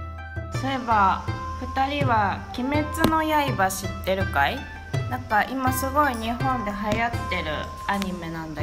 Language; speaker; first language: Japanese; native; Japanese